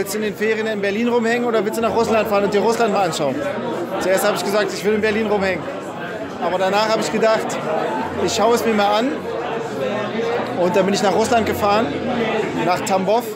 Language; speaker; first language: German; native; German